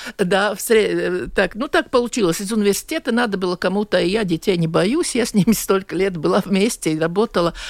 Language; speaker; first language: Russian; non-native, local second language; Latvian